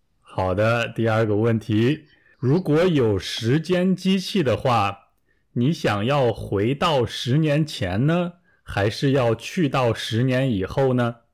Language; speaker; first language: Chinese; native; Chinese